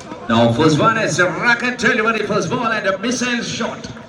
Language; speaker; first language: English; non-native, local second language; Malayalam